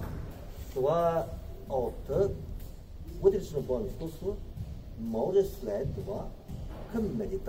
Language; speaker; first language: Bulgarian; non-native, learner; Chinese